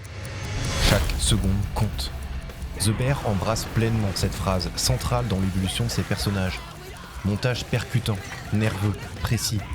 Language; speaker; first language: French; native; French